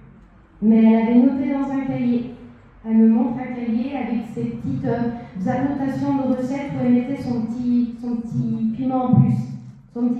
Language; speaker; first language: French; native; French